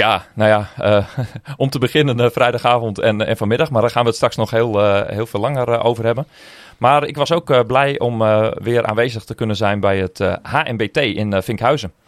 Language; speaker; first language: Dutch; native; Dutch